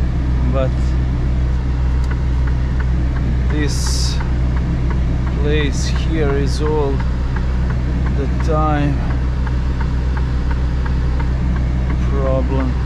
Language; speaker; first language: English; non-native, learner; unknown